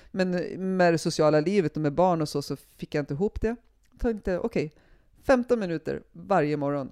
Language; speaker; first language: Swedish; native; Swedish